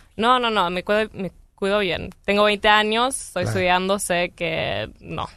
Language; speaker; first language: Spanish; early bilingual, heritage; Spanish